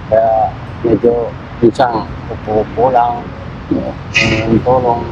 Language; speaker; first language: Filipino; non-native, fluent; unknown